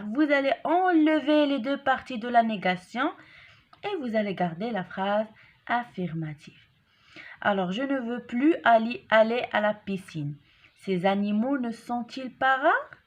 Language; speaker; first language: French; non-native, local second language; Arabic